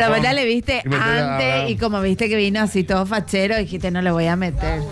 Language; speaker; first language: Spanish; native; Spanish